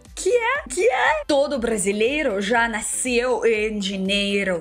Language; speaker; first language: Portuguese; non-native, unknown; Russian